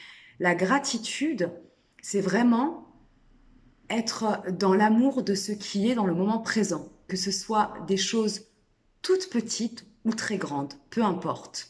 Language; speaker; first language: French; native; French